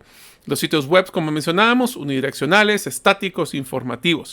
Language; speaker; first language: Spanish; native; Spanish